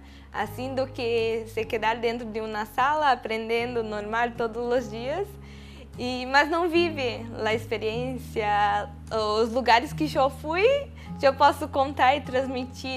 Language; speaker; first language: Spanish; non-native, learner; Portuguese